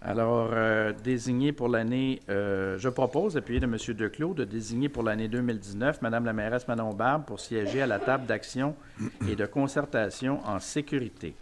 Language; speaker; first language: French; native; French